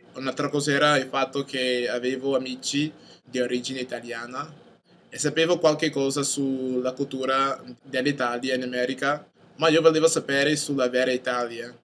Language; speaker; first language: Italian; non-native, fluent; English